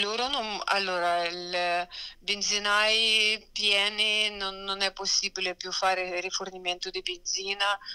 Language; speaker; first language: Italian; non-native, fluent; Ukrainian